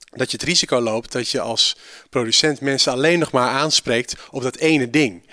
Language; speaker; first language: Dutch; native; Dutch